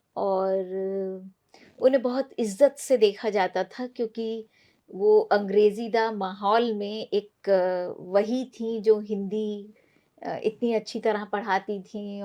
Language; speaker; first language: Hindi; non-native, local second language; Punjabi